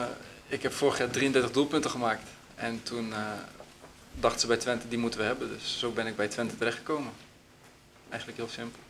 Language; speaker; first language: Dutch; native; Dutch